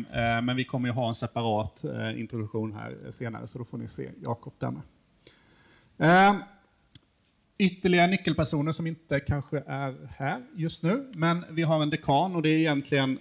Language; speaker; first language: Swedish; native; Swedish